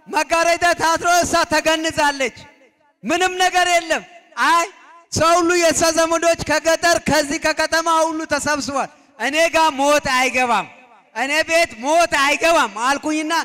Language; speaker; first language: Amharic; native; Amharic